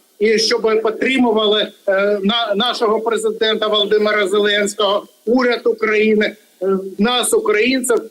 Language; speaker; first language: Ukrainian; non-native, local second language; Russian